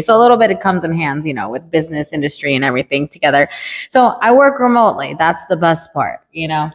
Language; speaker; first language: English; early bilingual, other home language; Spanish